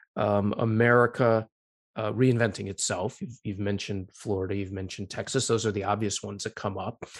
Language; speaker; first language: English; native; English